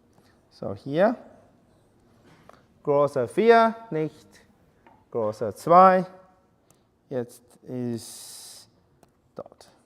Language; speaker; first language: German; non-native, learner; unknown